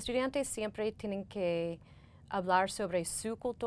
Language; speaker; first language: Spanish; non-native, fluent; English